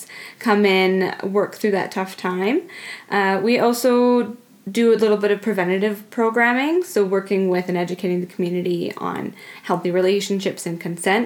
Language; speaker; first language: English; native; English